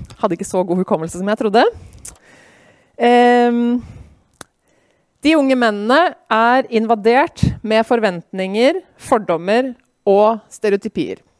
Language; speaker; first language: Norwegian; native; Norwegian